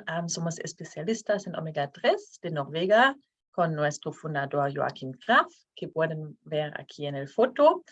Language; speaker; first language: Spanish; non-native, fluent; Norwegian